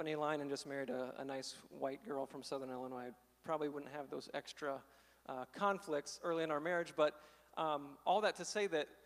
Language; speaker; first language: English; native; English